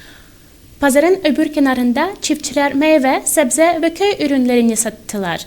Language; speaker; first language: Turkish; non-native, fluent; Russian